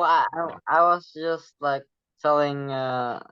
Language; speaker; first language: English; non-native, learner; Vietnamese